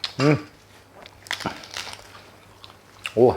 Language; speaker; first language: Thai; non-native, local second language; Northeastern Thai